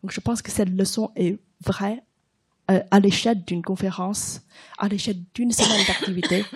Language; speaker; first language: French; non-native, fluent; Chinese